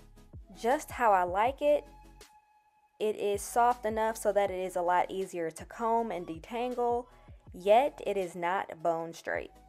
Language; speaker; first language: English; native; English